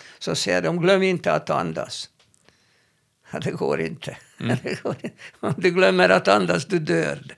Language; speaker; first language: Swedish; non-native, fluent; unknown